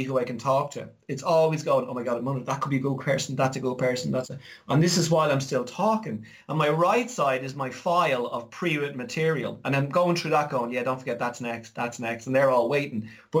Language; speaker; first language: English; native; English